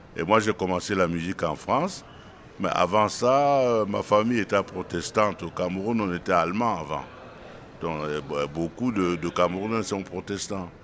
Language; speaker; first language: French; non-native, local second language; Duala